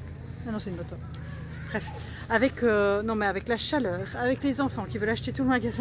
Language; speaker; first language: French; native; French